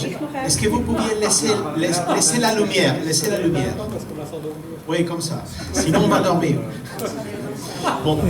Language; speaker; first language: French; non-native, fluent; Spanish